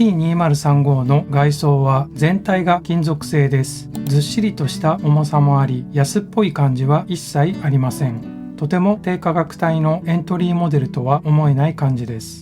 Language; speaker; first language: Japanese; native; Japanese